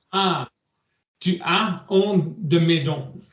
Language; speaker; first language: French; non-native, learner; English